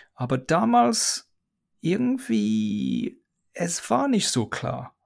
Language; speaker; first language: German; non-native, fluent; English